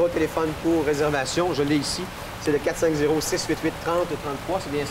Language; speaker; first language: French; native; French